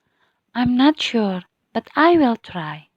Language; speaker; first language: English; non-native, fluent; Indonesian